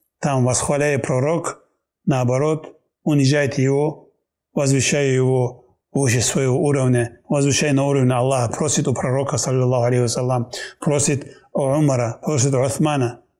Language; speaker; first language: Russian; non-native, local second language; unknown